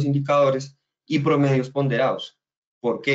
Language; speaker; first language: Spanish; native; Spanish